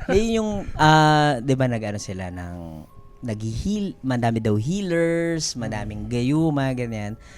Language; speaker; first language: Filipino; non-native, local second language; Aklanon